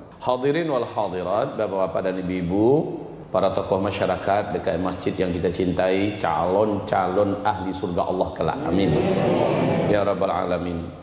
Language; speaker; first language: Indonesian; native; Indonesian